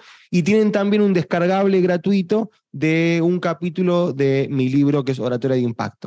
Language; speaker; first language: Spanish; native; Spanish